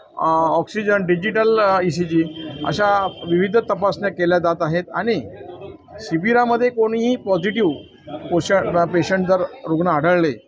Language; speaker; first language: Marathi; native; Marathi